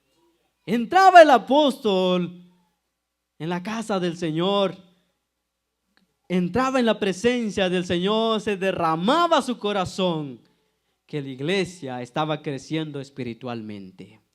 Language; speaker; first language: Spanish; native; Spanish